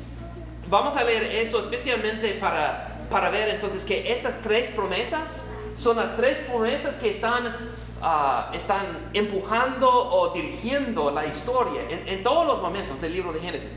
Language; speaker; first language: Spanish; non-native, fluent; English